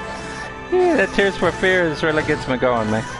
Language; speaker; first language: English; native; English